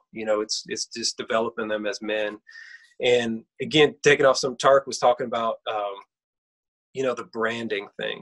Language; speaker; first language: English; native; English